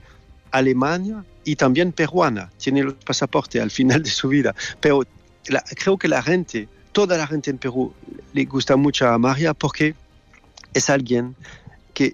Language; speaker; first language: Spanish; non-native, learner; French